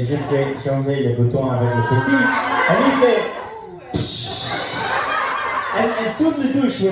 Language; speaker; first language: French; non-native, learner; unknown